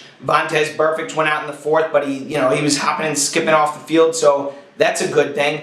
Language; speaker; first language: English; native; English